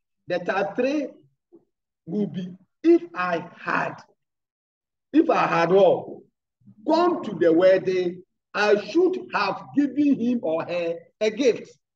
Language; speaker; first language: English; non-native, local second language; Akan